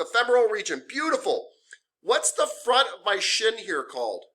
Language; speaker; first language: English; native; English